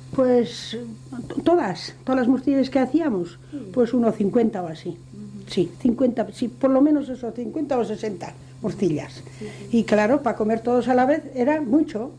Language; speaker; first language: Spanish; non-native, local second language; Basque